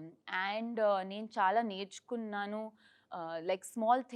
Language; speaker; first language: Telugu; early bilingual, heritage; Telugu